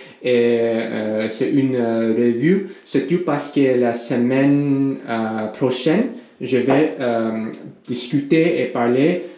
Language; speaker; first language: French; non-native, learner; English